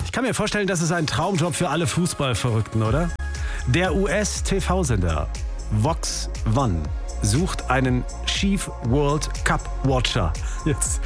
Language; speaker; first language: German; native; German